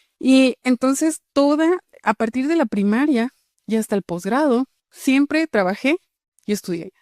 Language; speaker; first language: Spanish; native; Spanish